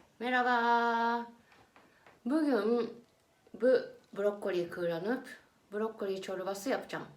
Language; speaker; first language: Turkish; non-native, fluent; Japanese